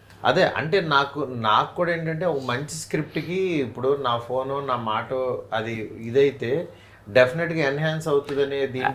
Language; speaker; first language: Telugu; native; Telugu